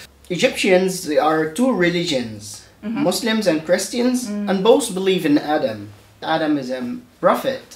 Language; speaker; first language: English; non-native, fluent; Arabic